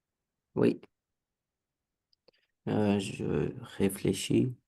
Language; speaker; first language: French; non-native, learner; Romanian